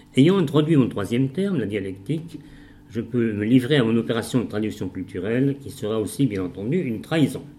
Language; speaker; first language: French; native; French